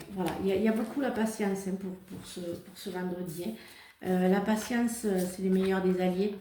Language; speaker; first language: French; native; French